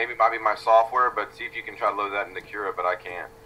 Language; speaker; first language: English; native; English